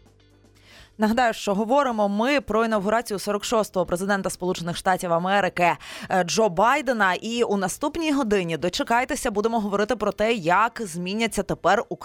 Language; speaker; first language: Ukrainian; native; Ukrainian